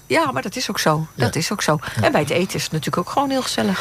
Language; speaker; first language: Dutch; native; Dutch